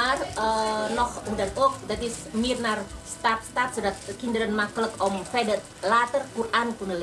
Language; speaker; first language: Dutch; non-native, learner; Indonesian